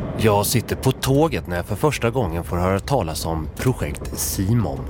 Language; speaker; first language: Swedish; native; Swedish